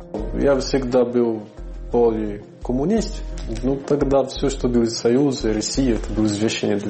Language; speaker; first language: Russian; non-native, learner; Portuguese